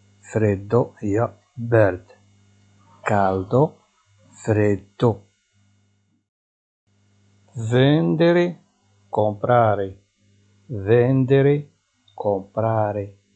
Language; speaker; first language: Italian; non-native, fluent; Arabic